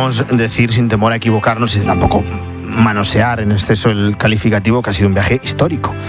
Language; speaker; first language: Spanish; native; Spanish